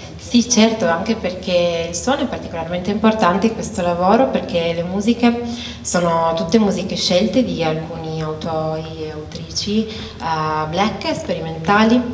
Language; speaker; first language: Italian; native; Italian